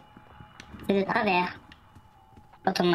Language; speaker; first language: French; native; French